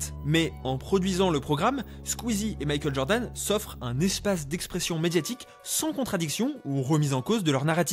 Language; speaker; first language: French; native; French